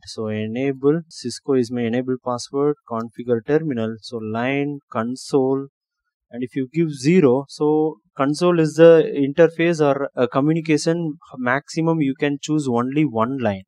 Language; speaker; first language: English; non-native, local second language; Tamil